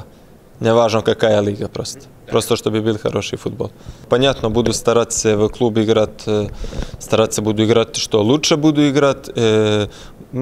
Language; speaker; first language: Russian; non-native, learner; Serbian